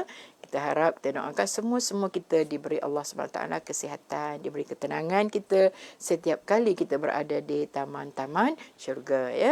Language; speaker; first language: Malay; native; Malay